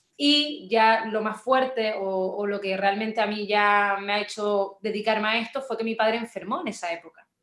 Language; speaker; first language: Spanish; native; Spanish